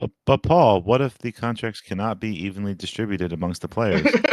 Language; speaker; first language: English; native; English